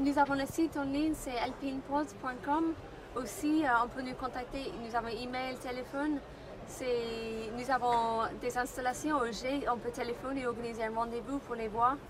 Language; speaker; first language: French; non-native, learner; English